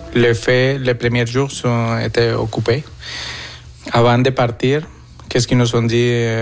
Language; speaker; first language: French; non-native, fluent; Spanish